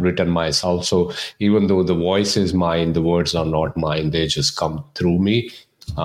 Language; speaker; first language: English; non-native, local second language; Punjabi